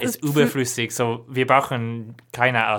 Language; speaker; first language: German; non-native, learner; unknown